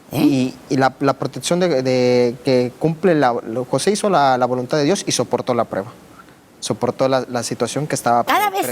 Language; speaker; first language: Spanish; native; Spanish